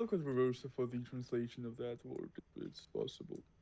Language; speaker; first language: English; non-native, learner; Russian